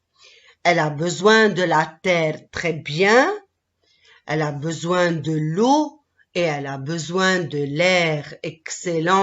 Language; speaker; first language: French; non-native, local second language; Arabic